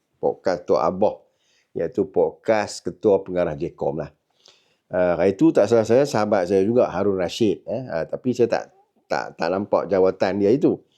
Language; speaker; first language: Malay; native; Malay